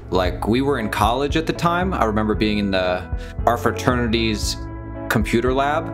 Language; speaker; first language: English; native; English